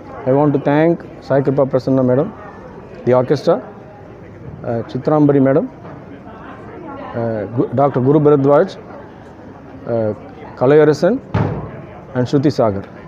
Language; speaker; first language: English; non-native, local second language; Tamil